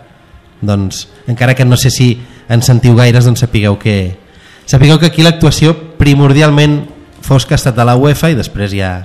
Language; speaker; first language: Catalan; native; Catalan